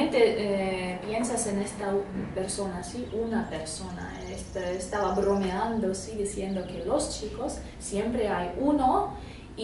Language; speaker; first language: Spanish; non-native, fluent; Russian